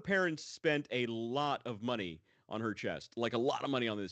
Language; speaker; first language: English; native; English